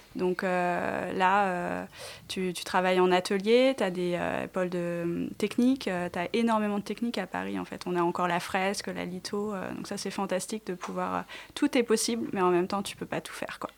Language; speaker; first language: French; native; French